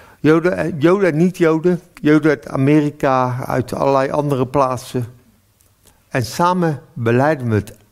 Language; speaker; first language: Dutch; native; Dutch